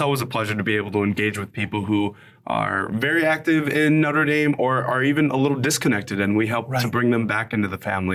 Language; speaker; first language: English; native; English